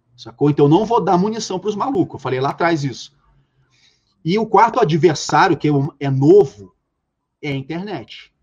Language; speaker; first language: Portuguese; native; Portuguese